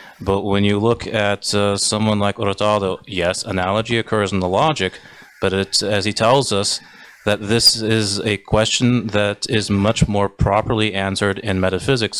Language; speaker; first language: English; native; English